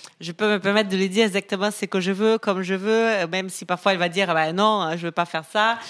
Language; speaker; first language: French; non-native, fluent; Portuguese